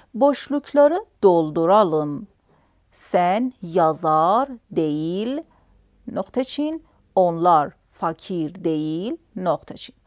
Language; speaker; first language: Turkish; non-native, fluent; Persian